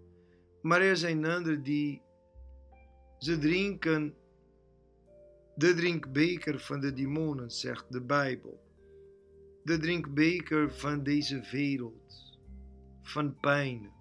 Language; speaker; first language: Dutch; non-native, fluent; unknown